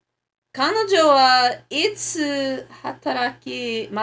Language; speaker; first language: Japanese; non-native, learner; English